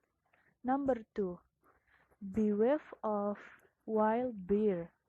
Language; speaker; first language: English; non-native, learner; Indonesian